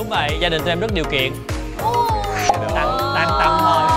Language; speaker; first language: Vietnamese; native; Vietnamese